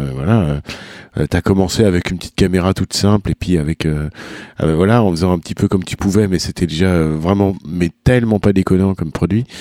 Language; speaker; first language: French; native; French